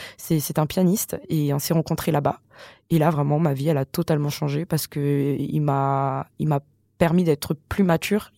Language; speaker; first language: French; non-native, local second language; Malagasy